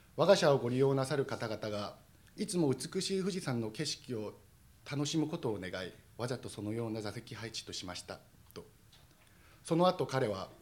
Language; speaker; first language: Japanese; non-native, fluent; Korean